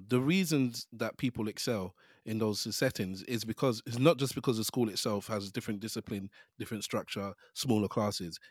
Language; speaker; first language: English; native; English